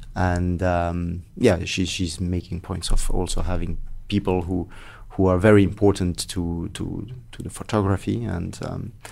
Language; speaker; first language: English; non-native, fluent; French